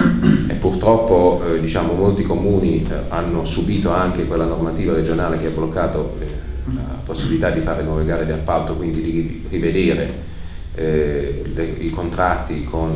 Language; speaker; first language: Italian; native; Italian